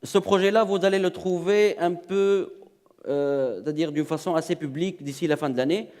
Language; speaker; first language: French; non-native, local second language; Arabic